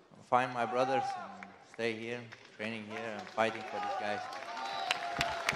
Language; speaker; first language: English; non-native, learner; Chechen